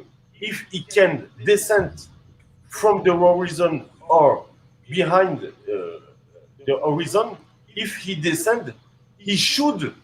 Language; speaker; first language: English; non-native, learner; French